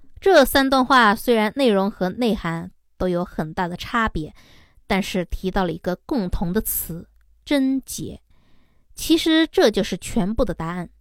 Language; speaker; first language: Chinese; native; Chinese